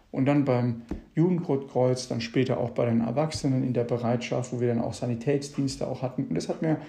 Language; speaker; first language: German; early bilingual, other home language; Italian